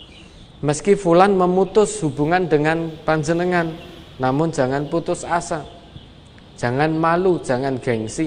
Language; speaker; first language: Indonesian; non-native, local second language; Javanese